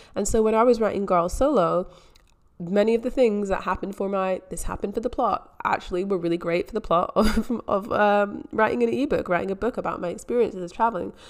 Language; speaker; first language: English; native; English